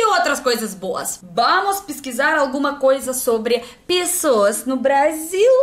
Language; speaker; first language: Portuguese; non-native, learner; Russian